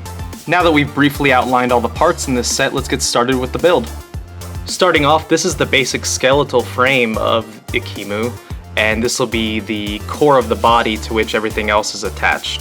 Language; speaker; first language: English; native; English